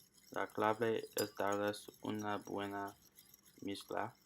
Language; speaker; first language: Spanish; non-native, learner; English